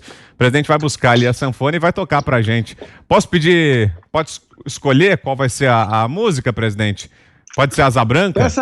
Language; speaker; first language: Portuguese; native; Portuguese